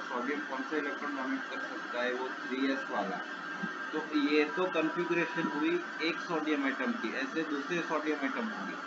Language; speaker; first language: Hindi; non-native, local second language; Gujarati